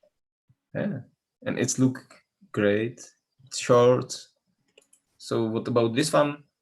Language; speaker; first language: English; non-native, learner; Czech